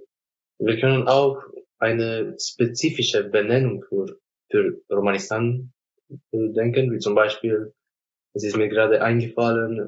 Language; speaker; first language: German; non-native, fluent; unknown